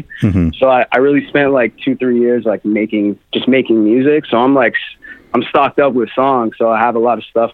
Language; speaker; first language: English; native; English